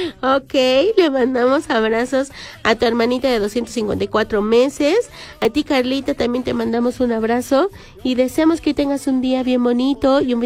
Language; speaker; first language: Spanish; native; Spanish